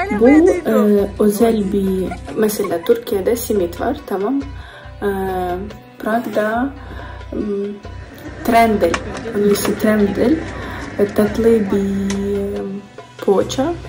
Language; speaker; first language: Turkish; non-native, learner; Ukrainian